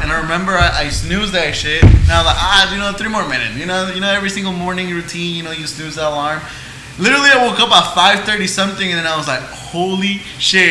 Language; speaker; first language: English; early bilingual, other home language; Spanish